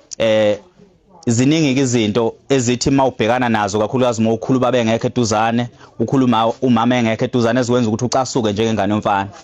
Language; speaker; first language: Zulu; native; Zulu